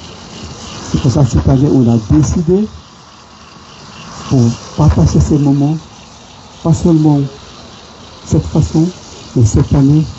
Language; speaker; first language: French; non-native, local second language; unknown